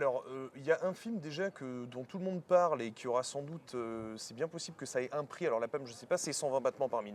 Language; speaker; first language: French; native; French